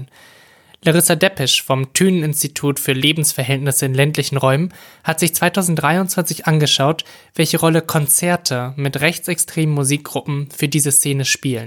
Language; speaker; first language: German; native; German